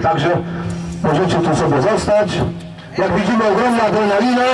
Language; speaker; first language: Polish; native; Polish